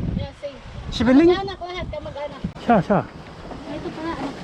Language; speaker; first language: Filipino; non-native, learner; Korean